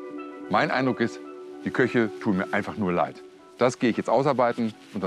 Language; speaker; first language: German; native; German